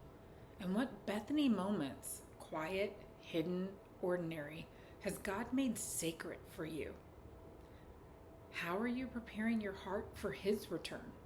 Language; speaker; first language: English; native; English